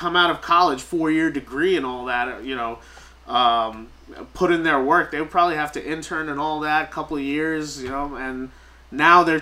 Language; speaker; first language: English; native; English